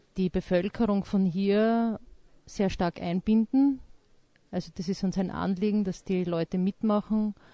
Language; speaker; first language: German; native; German